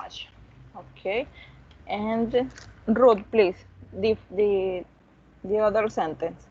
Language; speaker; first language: English; non-native, learner; Spanish